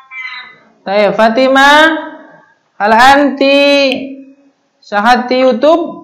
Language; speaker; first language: Arabic; non-native, fluent; Indonesian